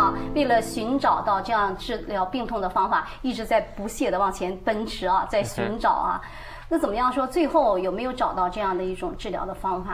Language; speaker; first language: Chinese; native; Chinese